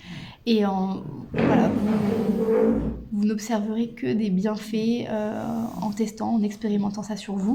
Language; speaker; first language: French; native; French